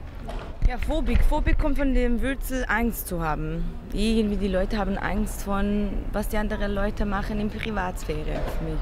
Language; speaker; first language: German; non-native, learner; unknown